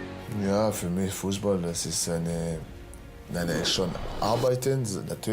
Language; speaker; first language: German; non-native, learner; French